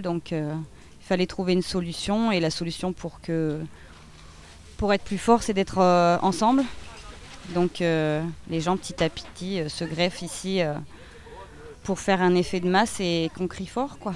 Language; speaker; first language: French; native; French